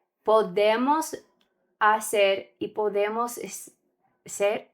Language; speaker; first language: Spanish; non-native, learner; English